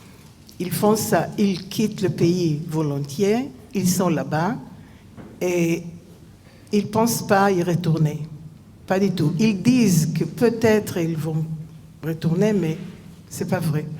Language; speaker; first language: French; non-native, fluent; Hebrew